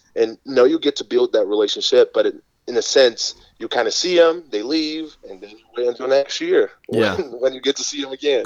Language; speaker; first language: English; non-native, fluent; Portuguese